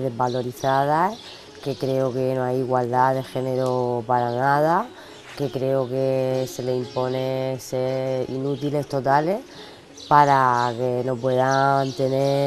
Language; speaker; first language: Spanish; native; Spanish